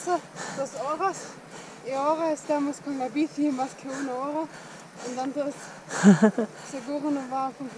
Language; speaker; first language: Spanish; non-native, learner; German